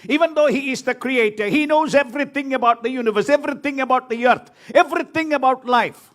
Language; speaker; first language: English; non-native, local second language; Malayalam